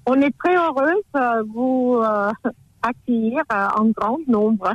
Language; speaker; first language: French; non-native, fluent; German